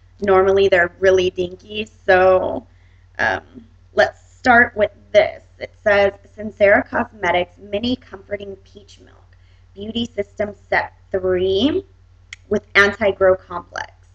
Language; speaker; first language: English; native; English